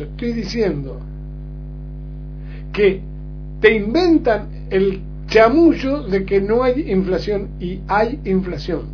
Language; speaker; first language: Spanish; native; Spanish